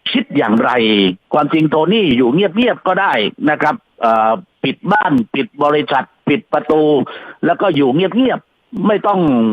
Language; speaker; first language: Thai; native; Thai